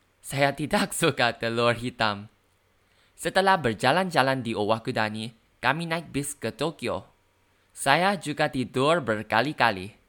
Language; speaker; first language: Indonesian; non-native, learner; Thai